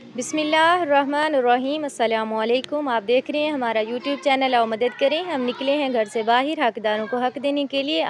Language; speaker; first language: Urdu; non-native, local second language; Punjabi